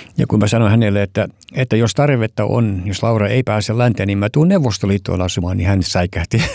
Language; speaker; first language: Finnish; early bilingual, heritage; Finnish